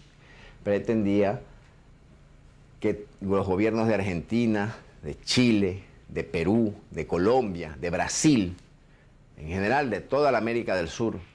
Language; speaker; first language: Spanish; native; Spanish